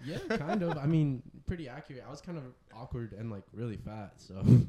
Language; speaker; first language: English; early bilingual, other home language; Spanish